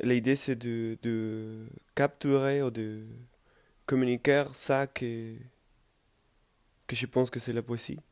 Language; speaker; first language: French; non-native, learner; Spanish